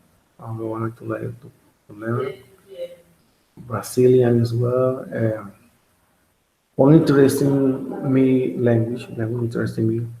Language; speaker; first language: English; non-native, learner; Spanish